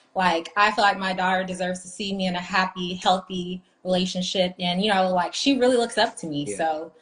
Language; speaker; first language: English; native; English